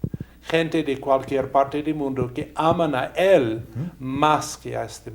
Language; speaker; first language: Spanish; non-native, fluent; English